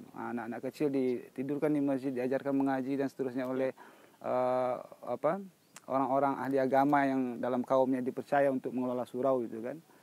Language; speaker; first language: Indonesian; non-native, local second language; Minangkabau